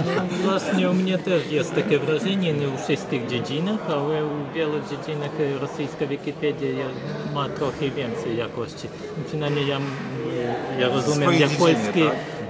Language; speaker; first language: Polish; non-native, learner; Ukrainian